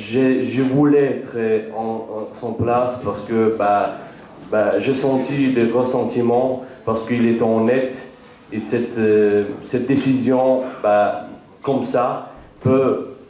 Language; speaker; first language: French; non-native, learner; Azerbaijani